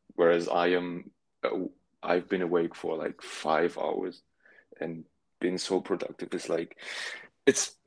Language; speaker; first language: English; non-native, fluent; German